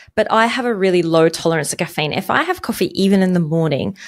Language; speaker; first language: English; non-native, fluent; Arabic